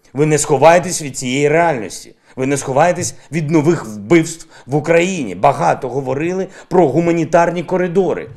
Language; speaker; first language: Ukrainian; non-native, local second language; Russian